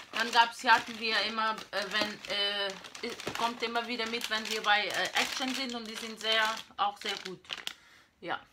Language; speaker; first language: German; non-native, learner; Portuguese